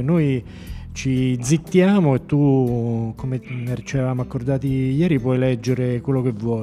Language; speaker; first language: Italian; native; Italian